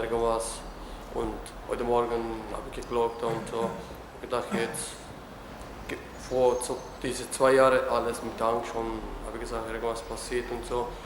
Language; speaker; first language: German; non-native, learner; Romany